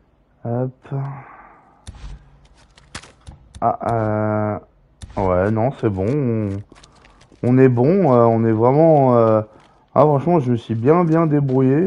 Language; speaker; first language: French; native; French